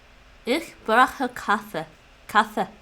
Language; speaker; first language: German; non-native, learner; English